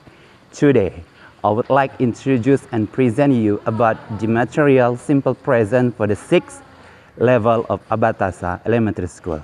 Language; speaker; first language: English; non-native, learner; Indonesian